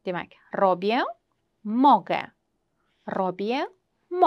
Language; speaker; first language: Polish; non-native, fluent; Uzbek